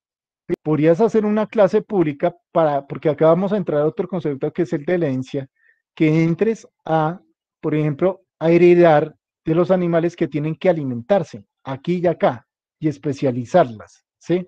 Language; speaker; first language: Spanish; native; Spanish